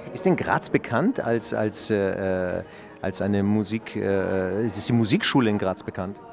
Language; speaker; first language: German; native; German